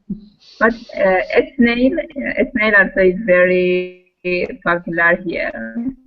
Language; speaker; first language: English; non-native, learner; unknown